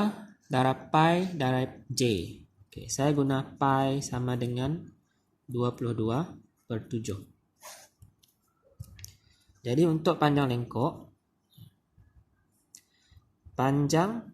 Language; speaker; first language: Malay; native; Malay